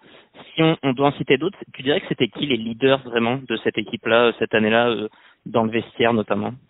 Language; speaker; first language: French; native; French